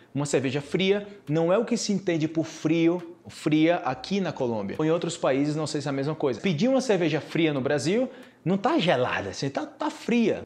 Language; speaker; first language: Portuguese; native; Portuguese